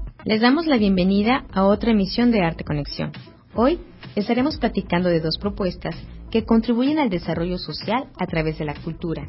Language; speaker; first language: Spanish; native; Spanish